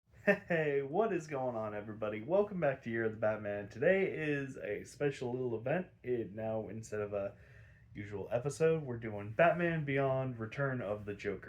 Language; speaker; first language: English; native; English